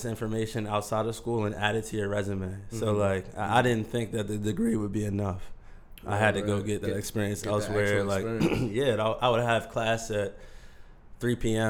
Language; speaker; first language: English; native; English